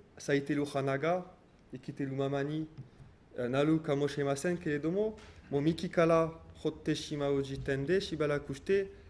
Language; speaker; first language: Japanese; non-native, fluent; French